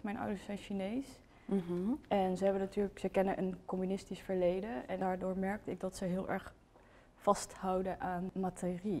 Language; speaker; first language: Dutch; early bilingual, other home language; Chinese